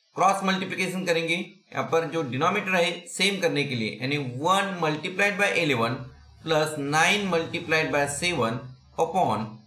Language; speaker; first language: Hindi; non-native, local second language; Marathi